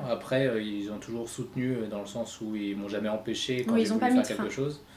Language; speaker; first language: French; native; French